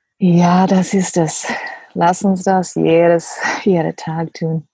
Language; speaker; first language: German; non-native, learner; English